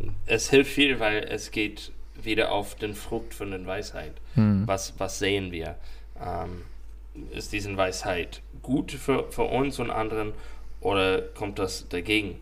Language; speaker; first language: German; non-native, fluent; English